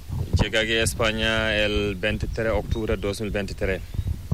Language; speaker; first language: Spanish; non-native, learner; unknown